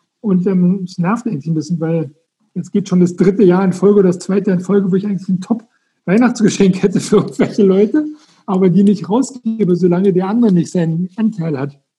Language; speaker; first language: German; native; German